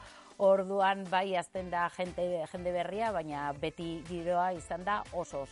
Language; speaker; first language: Basque; non-native, learner; Spanish